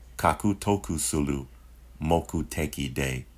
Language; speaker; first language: Japanese; non-native, learner; English